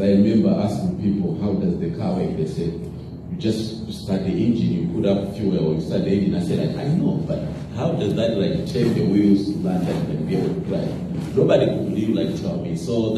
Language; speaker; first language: English; non-native, local second language; Nyanja